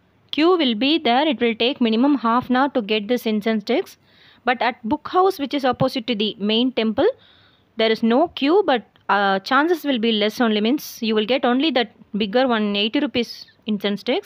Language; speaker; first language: English; non-native, local second language; Tamil